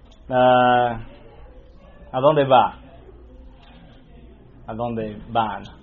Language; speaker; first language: Spanish; non-native, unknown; English